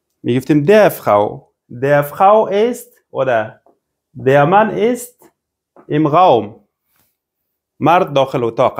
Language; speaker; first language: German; non-native, fluent; Persian